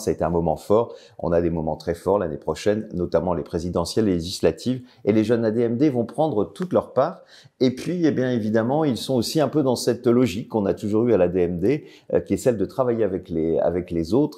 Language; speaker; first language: French; native; French